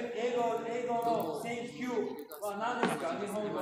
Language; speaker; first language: Japanese; non-native, learner; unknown